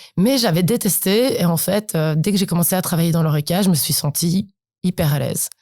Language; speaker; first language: French; early bilingual, other home language; Polish